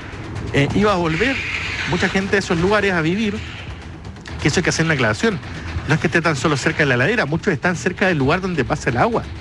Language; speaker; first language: Spanish; native; Spanish